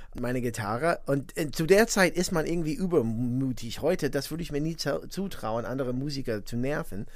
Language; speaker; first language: German; non-native, fluent; English